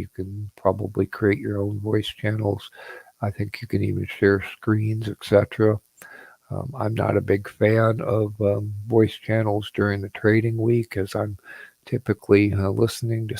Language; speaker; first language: English; native; English